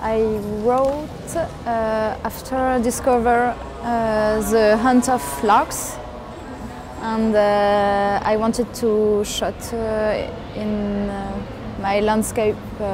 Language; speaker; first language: English; non-native, learner; French